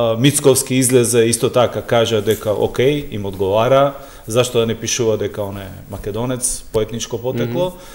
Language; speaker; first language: Macedonian; non-native, local second language; Albanian